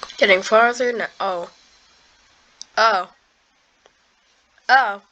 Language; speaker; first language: English; native; English